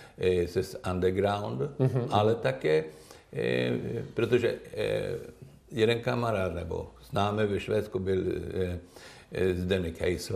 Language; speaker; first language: Czech; non-native, learner; Swedish